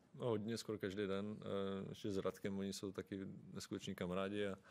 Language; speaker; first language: Czech; early bilingual, heritage; Czech